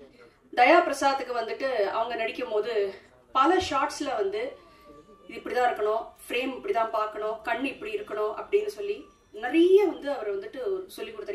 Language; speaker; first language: Tamil; native; Tamil